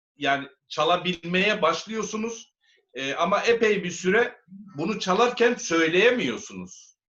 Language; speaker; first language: Turkish; native; Turkish